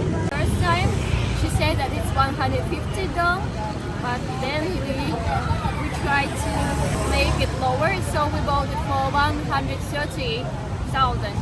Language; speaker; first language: English; non-native, learner; Russian